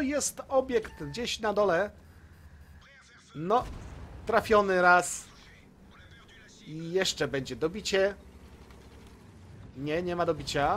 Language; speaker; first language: Polish; native; Polish